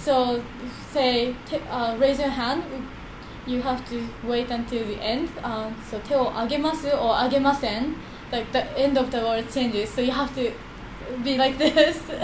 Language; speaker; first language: English; non-native, fluent; Japanese